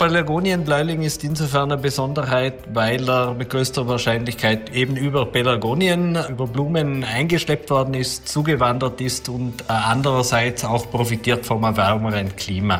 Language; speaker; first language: German; native; German